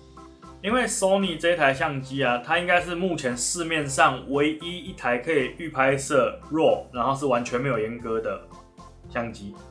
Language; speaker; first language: Chinese; native; Chinese